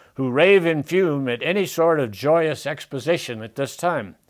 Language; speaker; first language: English; native; English